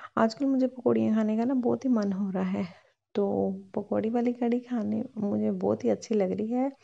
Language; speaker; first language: Hindi; non-native, local second language; Punjabi